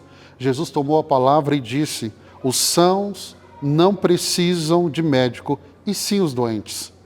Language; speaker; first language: Portuguese; native; Portuguese